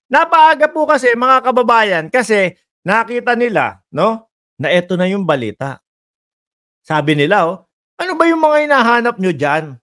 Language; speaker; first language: Filipino; native; Filipino